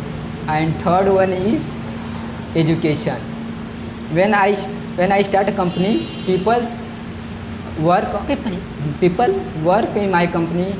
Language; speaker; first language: English; non-native, learner; Hindi